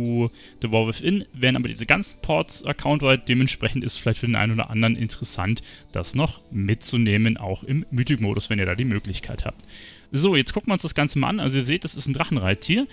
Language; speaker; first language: German; native; German